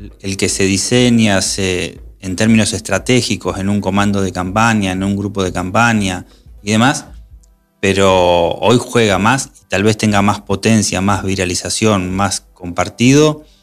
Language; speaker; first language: Spanish; native; Spanish